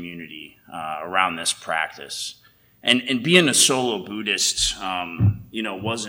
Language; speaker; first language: English; native; English